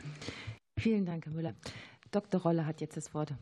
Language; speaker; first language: German; native; German